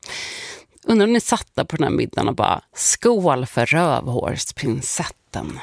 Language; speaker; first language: Swedish; native; Swedish